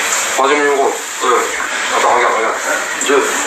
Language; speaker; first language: French; native; French